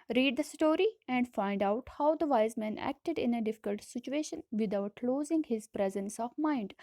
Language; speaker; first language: English; non-native, local second language; Hindi